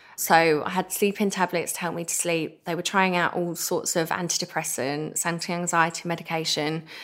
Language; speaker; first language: English; native; English